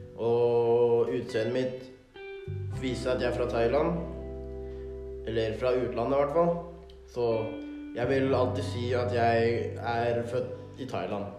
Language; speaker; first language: Norwegian; early bilingual, other home language; Thai